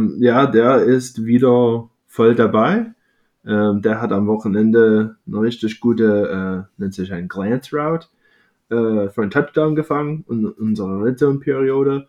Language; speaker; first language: German; non-native, fluent; English